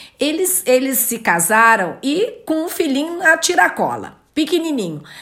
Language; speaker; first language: Portuguese; native; Portuguese